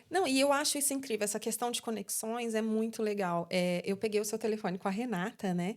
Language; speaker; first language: Portuguese; native; Portuguese